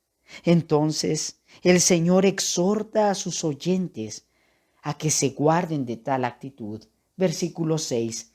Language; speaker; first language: Spanish; native; Spanish